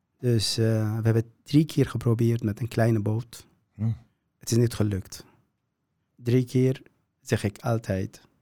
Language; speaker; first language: Dutch; non-native, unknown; Kurdish